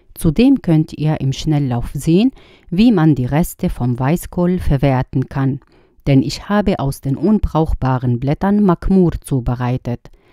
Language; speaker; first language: German; non-native, fluent; Arabic